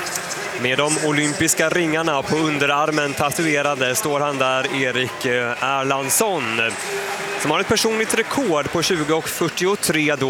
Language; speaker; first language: Swedish; native; Swedish